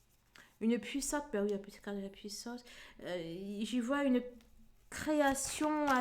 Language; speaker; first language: French; native; French